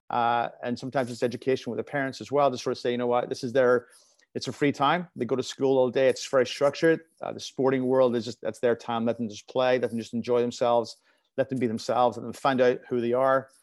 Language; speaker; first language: English; native; English